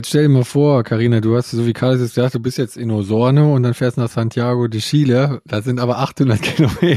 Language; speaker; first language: German; native; German